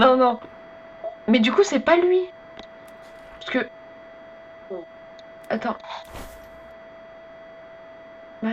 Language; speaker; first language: French; native; French